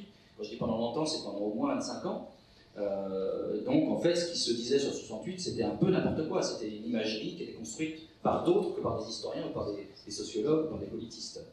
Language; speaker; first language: French; native; French